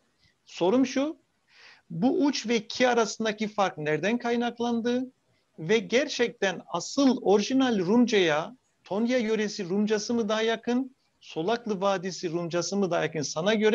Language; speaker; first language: Turkish; native; Turkish